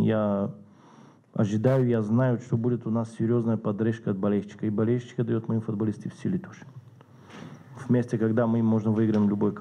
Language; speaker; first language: Russian; non-native, learner; Bulgarian